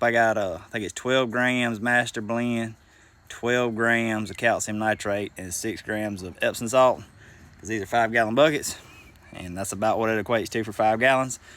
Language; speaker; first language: English; native; English